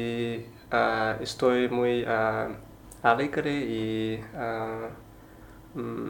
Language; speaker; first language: Spanish; non-native, learner; Chinese